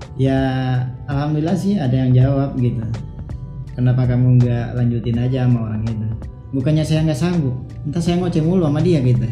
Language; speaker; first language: Indonesian; non-native, local second language; Minangkabau